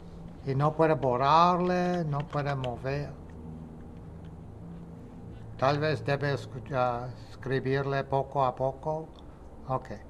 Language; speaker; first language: Spanish; non-native, fluent; English